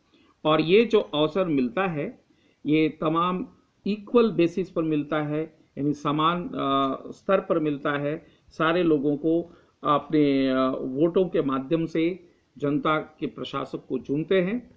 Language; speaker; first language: Hindi; native; Hindi